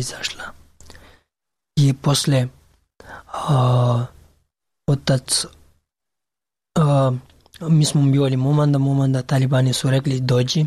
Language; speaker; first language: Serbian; non-native, learner; Pashto